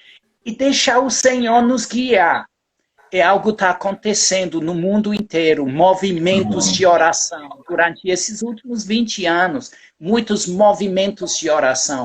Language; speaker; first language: Portuguese; non-native, fluent; English